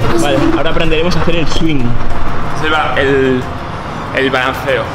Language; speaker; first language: Spanish; native; Spanish